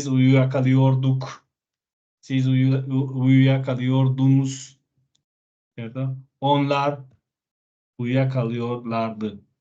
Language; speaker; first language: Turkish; non-native, learner; Spanish